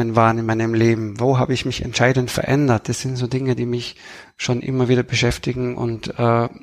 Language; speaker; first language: German; native; German